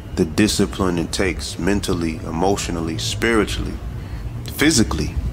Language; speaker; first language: English; native; English